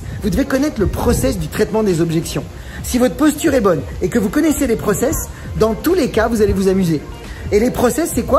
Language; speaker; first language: French; native; French